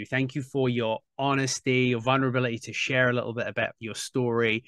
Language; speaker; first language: English; native; English